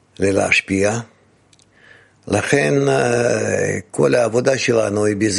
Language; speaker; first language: Hebrew; non-native, fluent; Russian